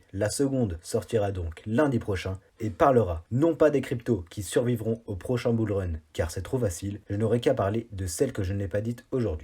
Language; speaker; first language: French; native; French